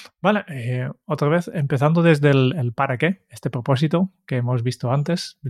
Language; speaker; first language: Spanish; non-native, fluent; Dutch